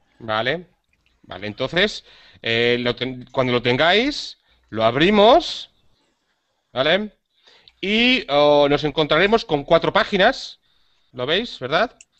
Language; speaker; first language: Spanish; native; Spanish